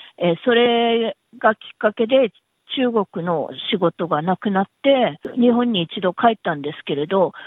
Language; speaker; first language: Japanese; native; Japanese